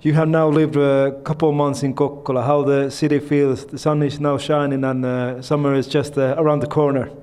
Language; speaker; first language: English; non-native, fluent; Finnish